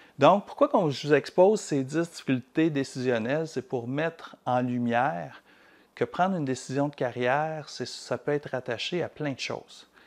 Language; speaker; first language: French; native; French